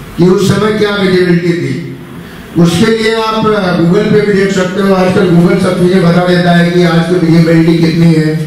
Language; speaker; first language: Hindi; native; Hindi